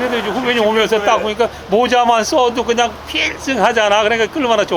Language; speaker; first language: Korean; native; Korean